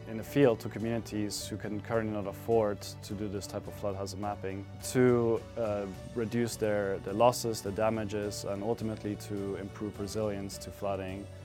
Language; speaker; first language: English; non-native, fluent; German